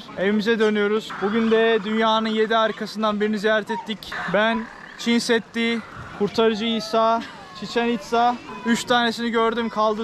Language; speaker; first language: Turkish; native; Turkish